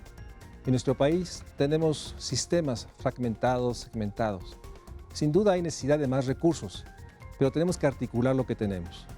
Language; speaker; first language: Spanish; native; Spanish